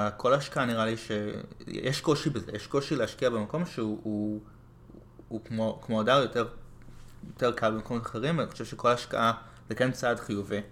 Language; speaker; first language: Hebrew; non-native, fluent; English